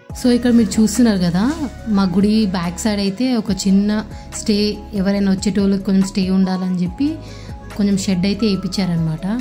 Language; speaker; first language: Telugu; non-native, local second language; Lambadi